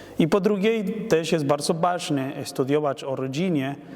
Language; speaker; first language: Polish; non-native, learner; Spanish